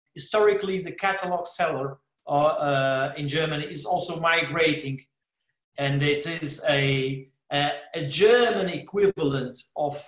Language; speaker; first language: English; non-native, fluent; Portuguese